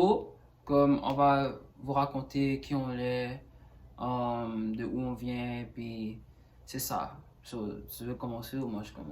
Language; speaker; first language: French; early bilingual, other home language; Haitian Creole